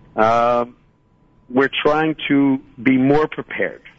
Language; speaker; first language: English; native; English